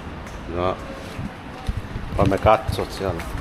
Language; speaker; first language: Finnish; non-native, learner; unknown